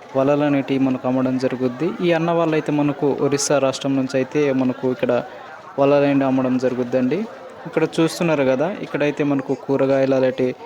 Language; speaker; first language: Telugu; non-native, local second language; Koya